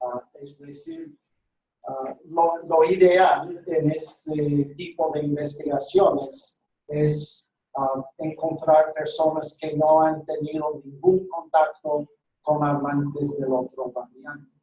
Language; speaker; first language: Spanish; non-native, fluent; English